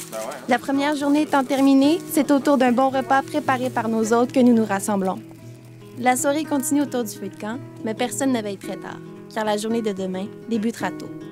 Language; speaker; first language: French; native; French